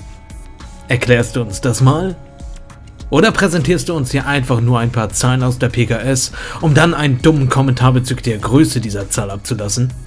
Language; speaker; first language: German; native; German